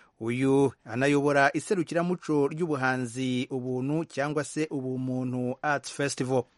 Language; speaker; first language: Kinyarwanda; native; Kinyarwanda